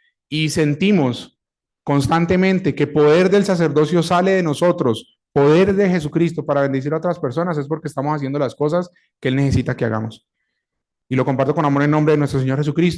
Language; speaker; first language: Spanish; native; Spanish